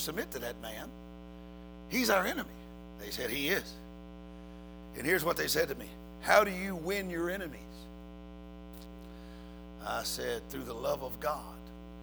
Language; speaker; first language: English; native; English